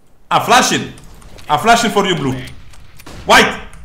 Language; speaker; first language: English; non-native, learner; French